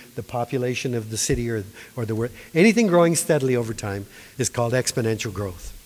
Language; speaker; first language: English; native; English